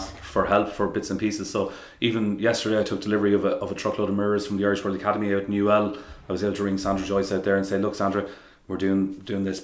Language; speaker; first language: English; native; English